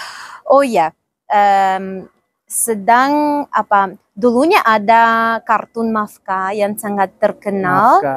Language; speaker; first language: Indonesian; non-native, fluent; Ukrainian